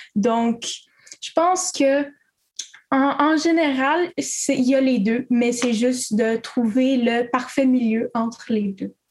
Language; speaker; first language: French; native; French